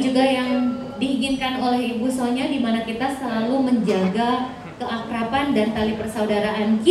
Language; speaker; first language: Indonesian; native; Indonesian